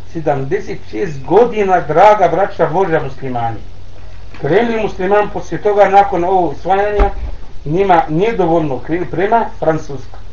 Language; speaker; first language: Bosnian; non-native, learner; Arabic